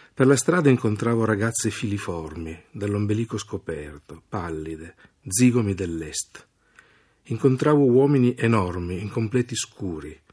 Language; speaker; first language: Italian; native; Italian